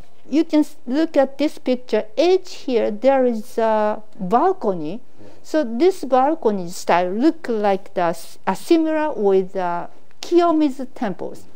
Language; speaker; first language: English; non-native, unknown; Japanese